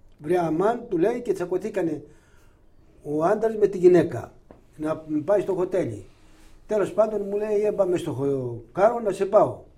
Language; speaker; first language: Greek; non-native, local second language; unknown